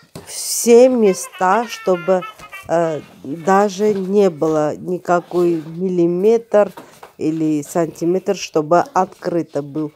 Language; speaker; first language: Russian; non-native, fluent; Armenian